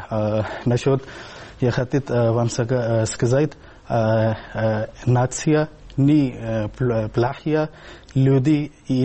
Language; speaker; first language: Russian; non-native, learner; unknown